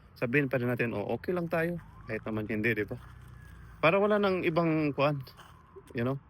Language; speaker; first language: Filipino; non-native, local second language; Cebuano